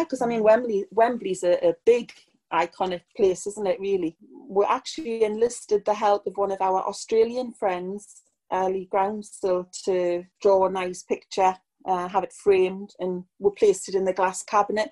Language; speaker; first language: English; native; English